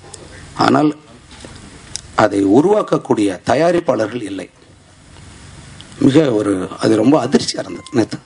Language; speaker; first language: Tamil; native; Tamil